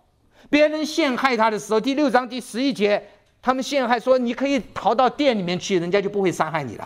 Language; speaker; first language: Chinese; native; Chinese